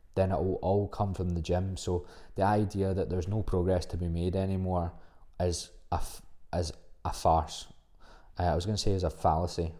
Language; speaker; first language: English; native; English